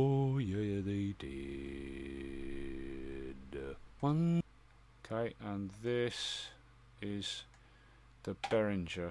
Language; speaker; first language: English; native; English